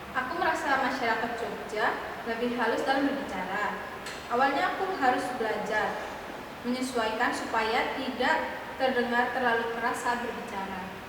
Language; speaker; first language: Indonesian; non-native, local second language; Tetum